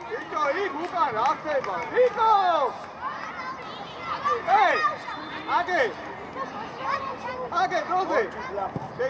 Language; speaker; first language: Georgian; native; Georgian